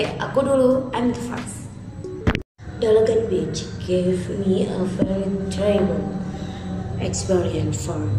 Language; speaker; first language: English; non-native, learner; Indonesian